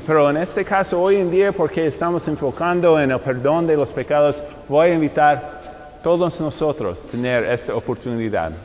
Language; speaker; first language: Spanish; non-native, fluent; English